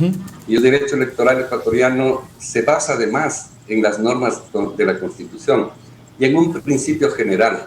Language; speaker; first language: Spanish; native; Spanish